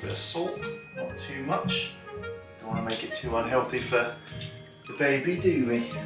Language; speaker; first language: English; native; English